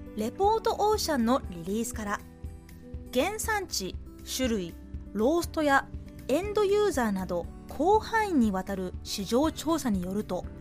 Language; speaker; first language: Japanese; native; Japanese